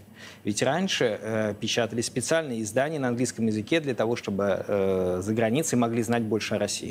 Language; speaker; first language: Russian; native; Russian